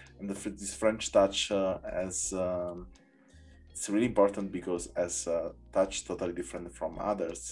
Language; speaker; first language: English; non-native, learner; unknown